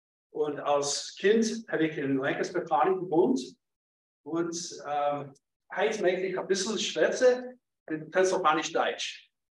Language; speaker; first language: German; non-native, fluent; English